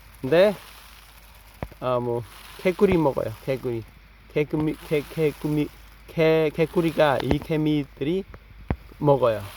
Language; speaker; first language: Korean; non-native, fluent; Khmer